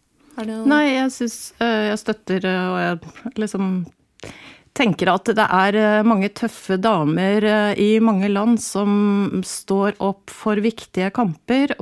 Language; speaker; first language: Norwegian; native; Norwegian